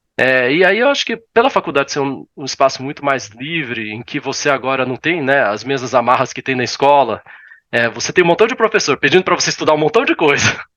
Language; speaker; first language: Portuguese; early bilingual, other home language; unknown